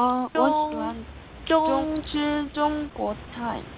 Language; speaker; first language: Chinese; non-native, learner; Korean